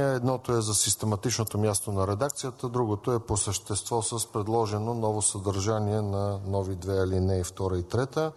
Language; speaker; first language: Bulgarian; native; Bulgarian